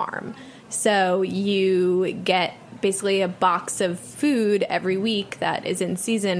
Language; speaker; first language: English; native; English